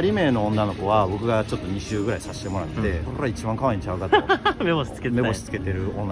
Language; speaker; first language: Japanese; native; Japanese